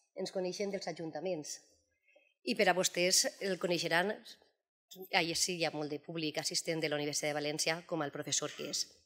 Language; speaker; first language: Catalan; native; Catalan